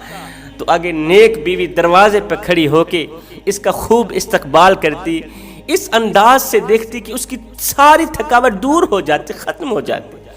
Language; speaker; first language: Urdu; native; Urdu